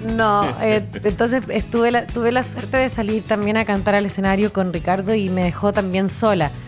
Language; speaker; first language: Spanish; native; Spanish